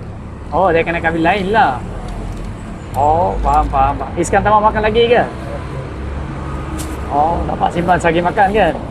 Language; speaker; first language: Indonesian; non-native, learner; Bangla